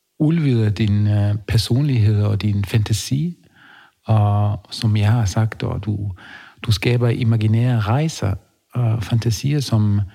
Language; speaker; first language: Danish; non-native, fluent; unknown